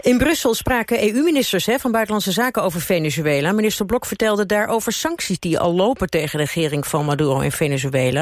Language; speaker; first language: Dutch; native; Dutch